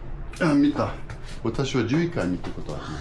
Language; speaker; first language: Japanese; non-native, learner; English